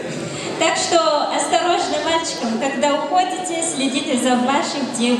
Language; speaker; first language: Russian; non-native, learner; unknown